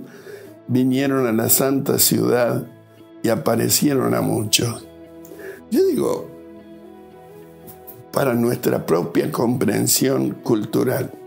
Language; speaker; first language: Spanish; native; Spanish